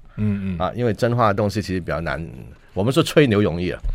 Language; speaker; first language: Chinese; non-native, local second language; Cantonese